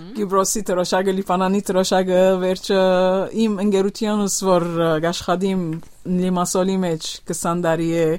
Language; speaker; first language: Armenian; early bilingual, heritage; Armenian